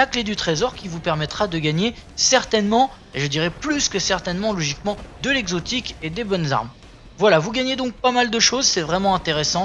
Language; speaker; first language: French; native; French